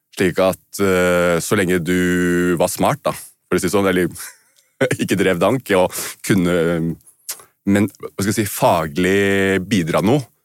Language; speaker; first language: Norwegian; native; Norwegian